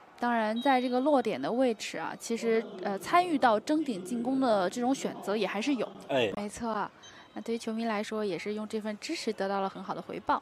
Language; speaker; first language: Chinese; native; Chinese